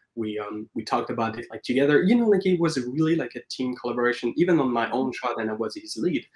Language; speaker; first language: English; non-native, fluent; French